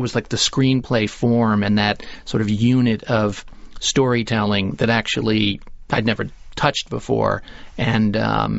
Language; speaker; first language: English; native; English